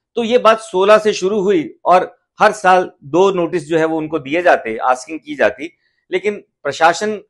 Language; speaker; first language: Hindi; native; Hindi